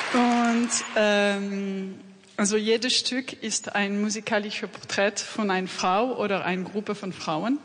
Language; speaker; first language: German; non-native, learner; French